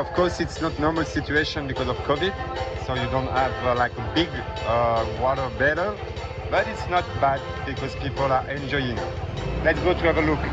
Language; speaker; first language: English; non-native, fluent; French